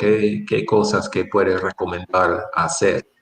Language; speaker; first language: Spanish; non-native, fluent; English